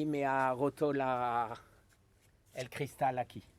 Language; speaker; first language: Spanish; non-native, learner; French